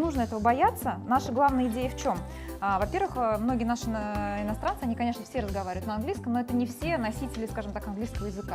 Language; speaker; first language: Russian; native; Russian